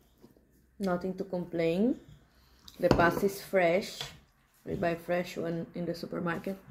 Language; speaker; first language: English; non-native, learner; Portuguese